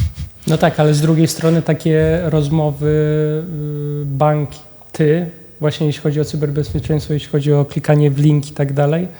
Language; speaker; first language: Polish; native; Polish